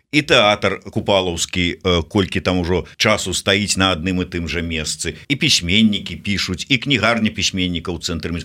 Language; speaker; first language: Belarusian; native; Belarusian